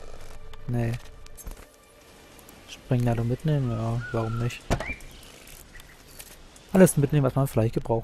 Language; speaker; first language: German; native; German